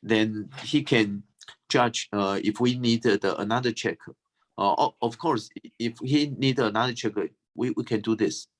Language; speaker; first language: English; non-native, fluent; Chinese